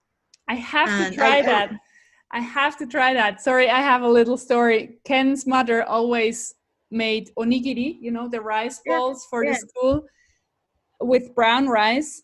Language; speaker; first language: English; non-native, fluent; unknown